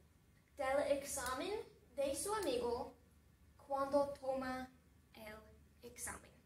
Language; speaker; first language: Spanish; non-native, fluent; English